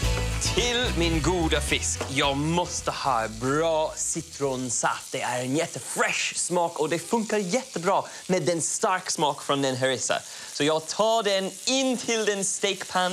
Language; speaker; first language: Swedish; non-native, learner; English